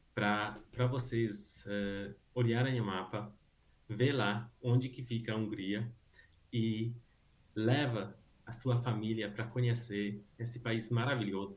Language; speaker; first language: Portuguese; non-native, fluent; Hungarian